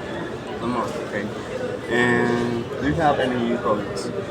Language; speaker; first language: English; non-native, learner; Spanish